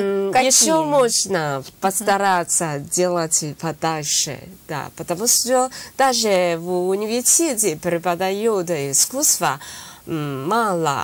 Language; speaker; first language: Russian; non-native, learner; Chinese